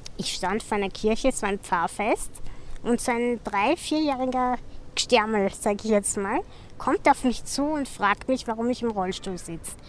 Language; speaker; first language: German; native; German